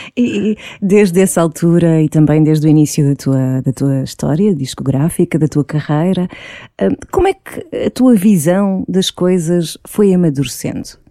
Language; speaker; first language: Portuguese; native; Portuguese